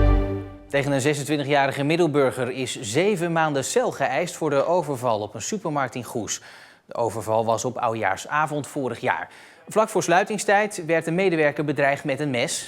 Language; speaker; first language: Dutch; native; Dutch